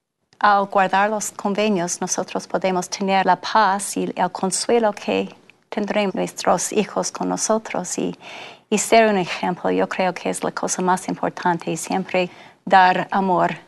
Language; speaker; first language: Spanish; non-native, fluent; English